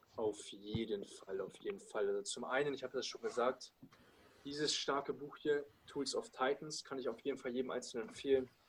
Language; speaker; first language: German; early bilingual, other home language; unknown